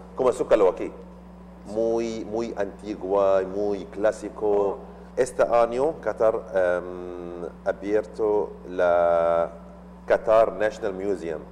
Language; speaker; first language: Spanish; non-native, learner; Arabic